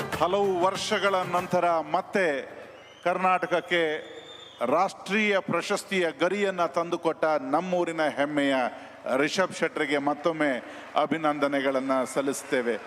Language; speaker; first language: Kannada; native; Kannada